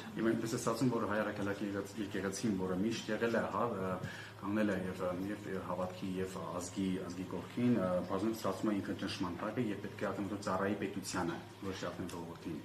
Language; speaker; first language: Armenian; native; Armenian